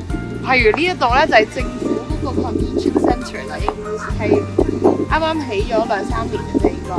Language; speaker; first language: Chinese; native; Chinese